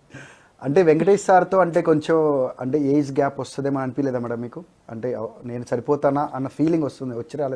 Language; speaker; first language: Telugu; native; Telugu